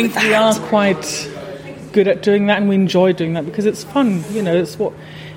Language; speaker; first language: English; native; English